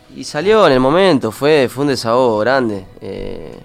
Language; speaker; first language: Spanish; native; Spanish